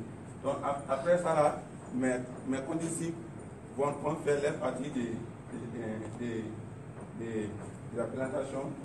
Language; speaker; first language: French; non-native, learner; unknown